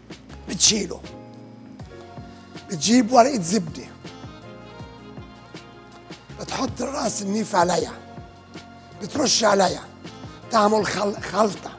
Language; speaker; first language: Arabic; native; Arabic